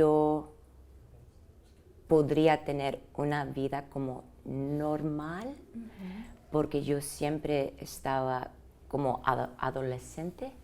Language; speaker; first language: Spanish; early bilingual, heritage; English